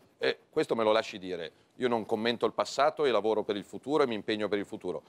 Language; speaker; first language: Italian; native; Italian